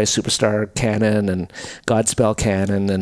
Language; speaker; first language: English; native; English